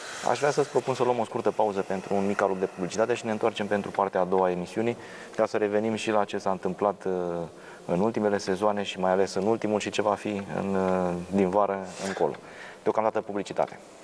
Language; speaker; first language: Romanian; native; Romanian